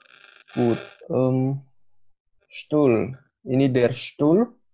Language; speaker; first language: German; non-native, fluent; Indonesian